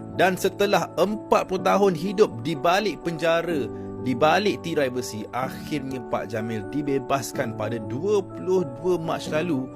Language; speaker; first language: Malay; native; Malay